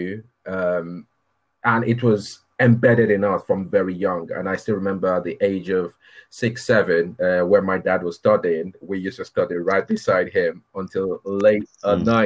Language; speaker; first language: English; non-native, local second language; Yoruba